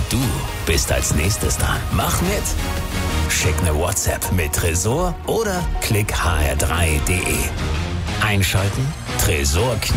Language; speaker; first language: German; native; German